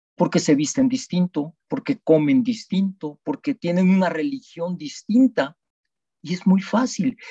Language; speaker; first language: Spanish; native; Spanish